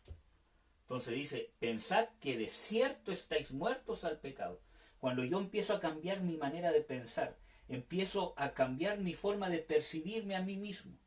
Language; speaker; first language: Spanish; native; Spanish